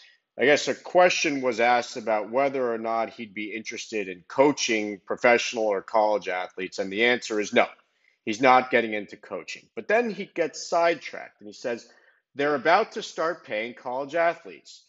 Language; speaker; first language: English; native; English